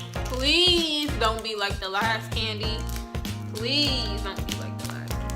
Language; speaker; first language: English; native; English